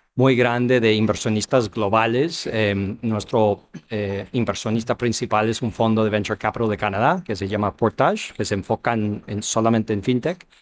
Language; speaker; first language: Spanish; non-native, fluent; English